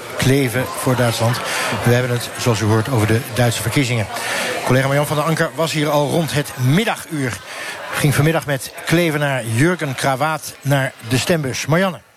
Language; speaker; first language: Dutch; native; Dutch